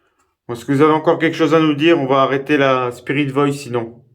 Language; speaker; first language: French; native; French